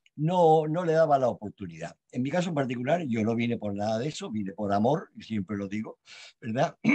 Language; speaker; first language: Spanish; native; Spanish